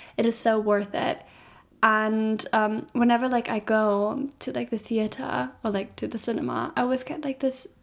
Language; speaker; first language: English; non-native, fluent; German